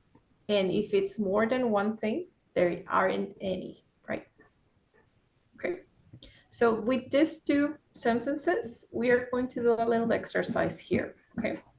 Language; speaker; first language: English; non-native, fluent; Spanish